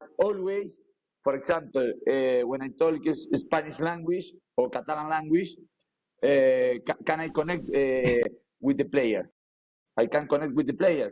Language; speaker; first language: English; non-native, learner; Spanish